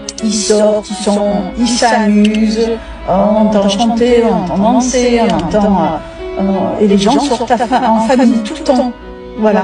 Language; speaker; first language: French; native; French